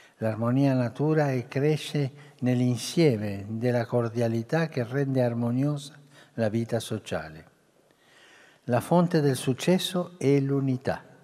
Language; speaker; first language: Italian; early bilingual, heritage; Spanish